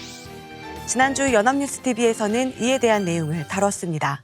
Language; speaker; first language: Korean; native; Korean